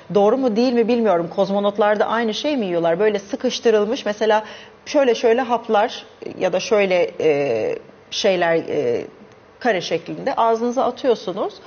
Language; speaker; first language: Turkish; native; Turkish